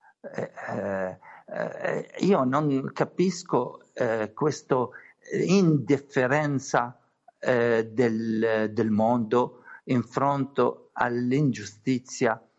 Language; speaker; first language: Italian; non-native, learner; Arabic